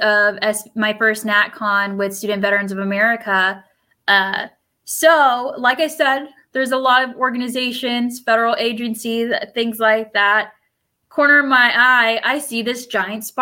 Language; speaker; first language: English; early bilingual, other home language; Spanish